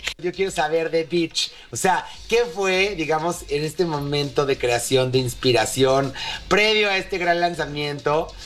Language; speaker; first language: Spanish; native; Spanish